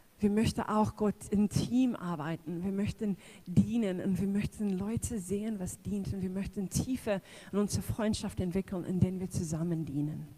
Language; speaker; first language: German; non-native, fluent; English